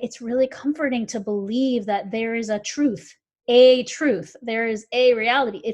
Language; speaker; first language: English; native; English